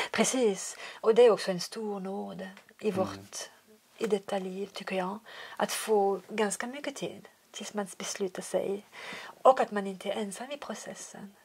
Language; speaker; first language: Swedish; non-native, fluent; French